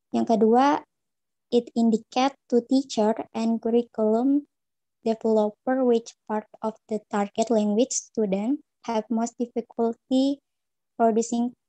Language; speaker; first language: English; non-native, learner; Indonesian